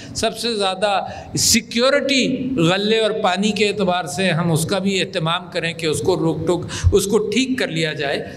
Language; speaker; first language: Urdu; native; Urdu